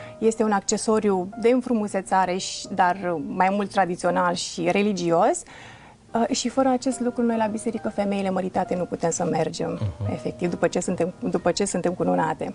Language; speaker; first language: Romanian; non-native, local second language; Russian